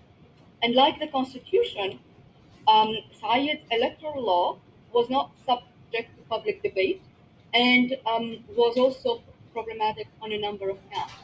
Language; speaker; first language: English; non-native, local second language; Arabic